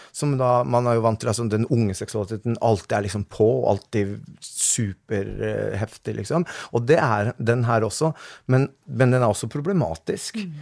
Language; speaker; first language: Norwegian; native; Norwegian